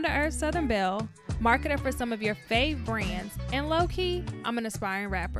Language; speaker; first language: English; native; English